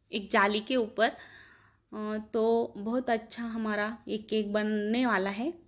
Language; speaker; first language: Hindi; non-native, local second language; Marathi